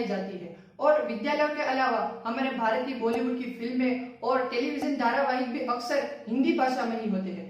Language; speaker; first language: Hindi; non-native, local second language; Gujarati